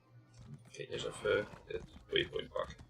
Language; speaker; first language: Dutch; native; Dutch